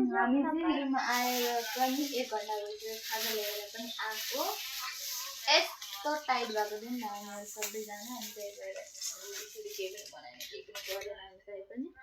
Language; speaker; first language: Nepali; non-native, local second language; Eastern Tamang